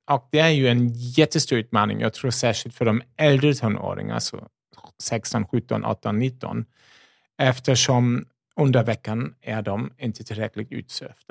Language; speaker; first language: Swedish; non-native, fluent; German